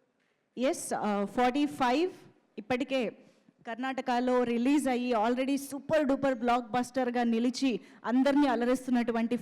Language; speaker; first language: Telugu; native; Telugu